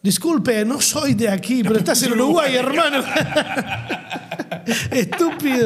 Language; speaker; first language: Spanish; native; Spanish